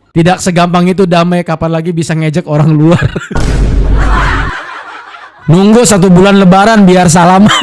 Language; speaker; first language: Indonesian; native; Indonesian